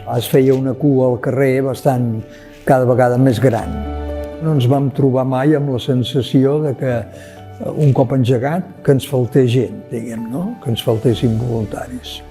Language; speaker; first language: Catalan; native; Catalan